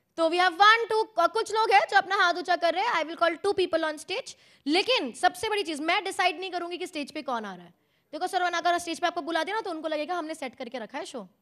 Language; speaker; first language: Hindi; native; Hindi